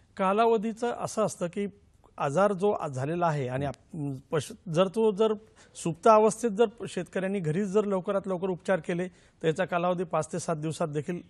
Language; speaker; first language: Marathi; native; Marathi